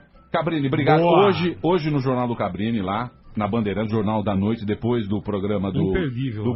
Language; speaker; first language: Portuguese; native; Portuguese